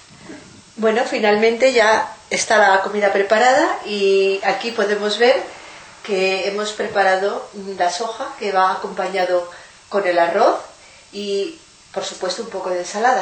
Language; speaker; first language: Spanish; native; Spanish